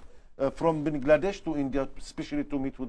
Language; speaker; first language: English; non-native, learner; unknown